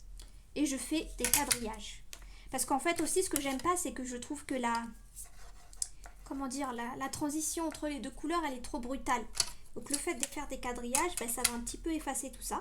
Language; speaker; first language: French; native; French